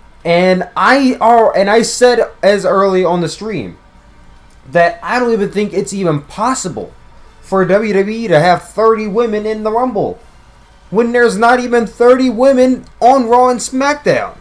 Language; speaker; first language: English; native; English